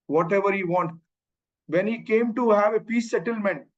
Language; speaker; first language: English; non-native, local second language; Malayalam